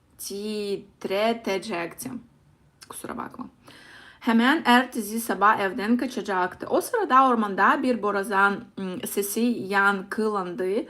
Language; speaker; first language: Turkish; non-native, learner; Russian